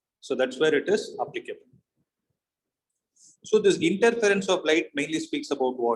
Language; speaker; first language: English; non-native, local second language; Tamil